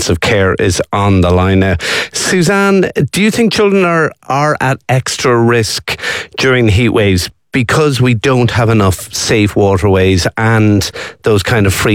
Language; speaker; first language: English; native; English